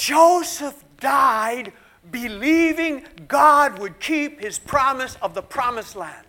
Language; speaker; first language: English; native; English